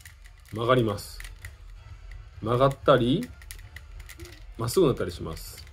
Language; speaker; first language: Japanese; native; Japanese